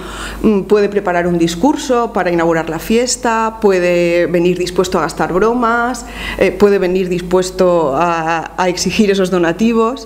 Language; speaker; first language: Spanish; native; Spanish